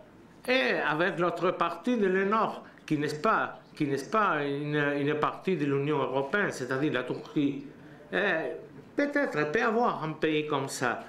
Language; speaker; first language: French; non-native, learner; Spanish